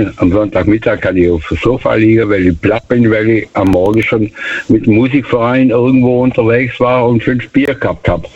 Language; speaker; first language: German; native; German